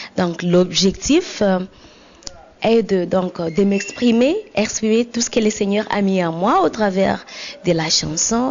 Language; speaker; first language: French; non-native, local second language; Swahili